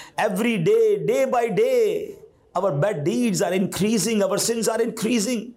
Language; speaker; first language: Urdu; native; Urdu